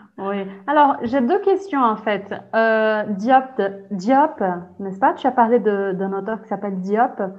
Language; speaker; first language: French; non-native, fluent; Portuguese